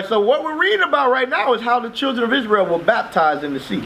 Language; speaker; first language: English; native; English